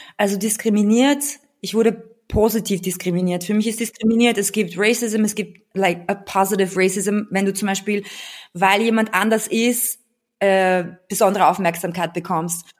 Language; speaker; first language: German; early bilingual, other home language; Bulgarian